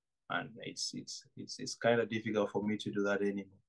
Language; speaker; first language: English; non-native, local second language; Ganda